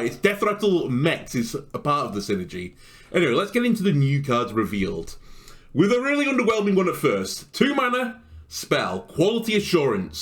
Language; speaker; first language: English; native; English